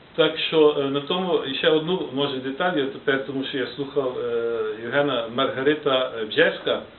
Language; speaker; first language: Ukrainian; early bilingual, heritage; Ukrainian